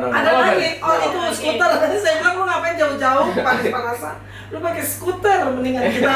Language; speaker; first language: Indonesian; native; Indonesian